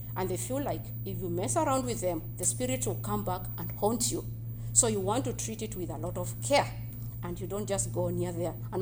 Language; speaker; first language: English; non-native, local second language; Kamba